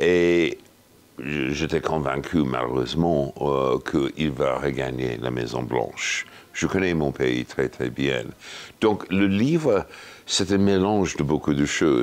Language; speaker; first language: French; non-native, fluent; English